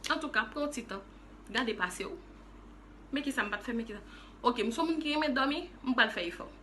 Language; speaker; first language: French; non-native, local second language; Haitian Creole